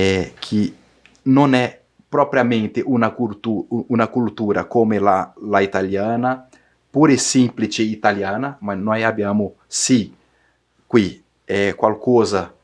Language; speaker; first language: Italian; non-native, learner; Portuguese